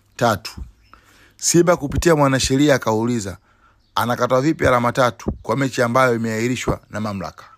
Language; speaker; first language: Swahili; native; Swahili